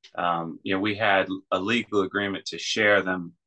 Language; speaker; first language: English; native; English